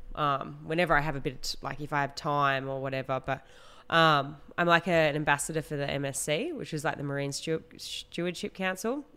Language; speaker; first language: English; native; English